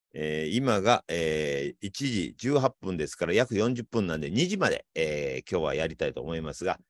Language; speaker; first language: Japanese; native; Japanese